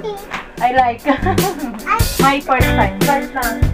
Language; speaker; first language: English; non-native, learner; Filipino